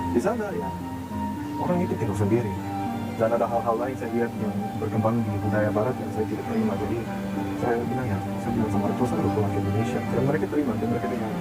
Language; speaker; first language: Indonesian; early bilingual, other home language; English